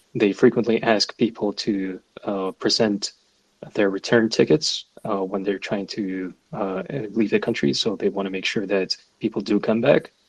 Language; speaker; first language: English; non-native, fluent; Russian